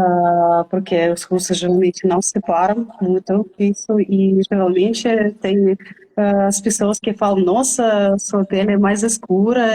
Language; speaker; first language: Portuguese; non-native, fluent; Russian